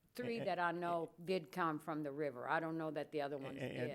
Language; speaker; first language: English; early bilingual, other home language; Spanish